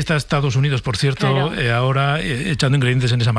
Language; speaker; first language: Spanish; native; Spanish